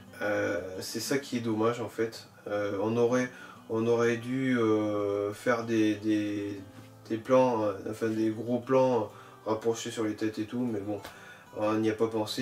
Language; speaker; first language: French; native; French